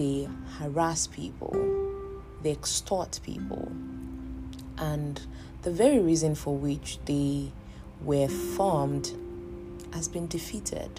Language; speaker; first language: English; non-native, local second language; Yoruba